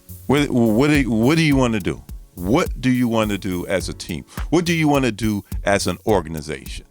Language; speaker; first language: English; native; English